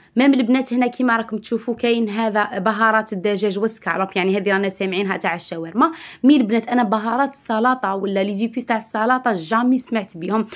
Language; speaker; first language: Arabic; native; Arabic